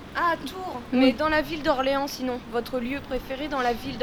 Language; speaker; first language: French; native; French